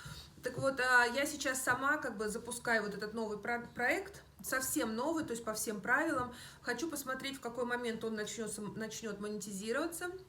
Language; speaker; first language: Russian; native; Russian